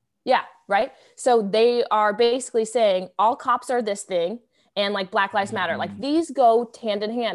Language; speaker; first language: English; native; English